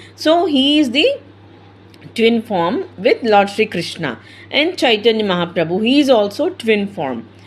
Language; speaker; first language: English; non-native, local second language; Telugu